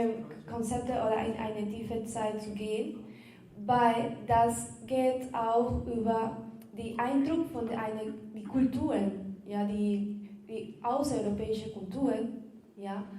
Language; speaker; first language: German; non-native, learner; Spanish